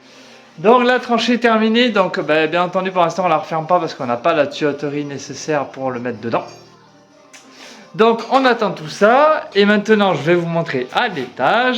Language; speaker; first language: French; native; French